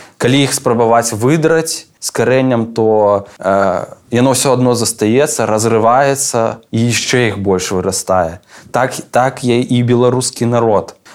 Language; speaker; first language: Belarusian; non-native, local second language; Russian